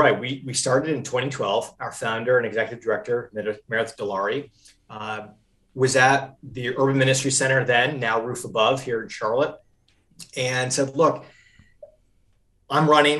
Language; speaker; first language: English; native; English